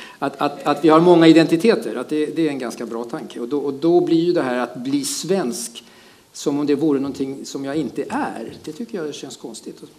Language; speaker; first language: Swedish; early bilingual, other home language; German